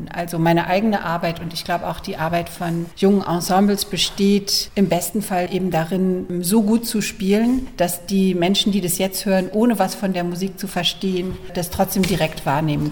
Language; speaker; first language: German; native; German